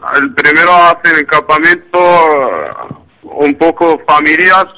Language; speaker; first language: Spanish; non-native, learner; Arabic